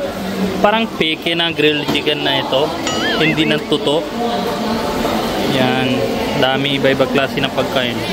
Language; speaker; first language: Filipino; non-native, learner; Punjabi